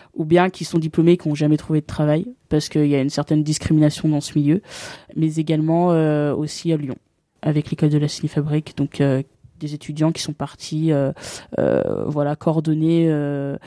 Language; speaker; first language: French; native; French